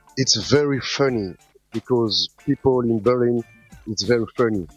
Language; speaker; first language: English; non-native, learner; French